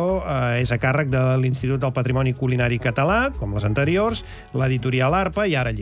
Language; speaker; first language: Catalan; native; Catalan